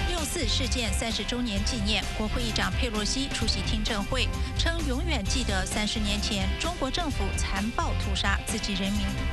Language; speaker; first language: Chinese; native; Chinese